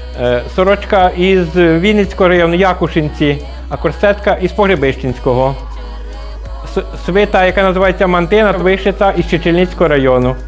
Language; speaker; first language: Ukrainian; native; Ukrainian